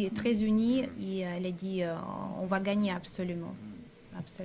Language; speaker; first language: French; non-native, fluent; Russian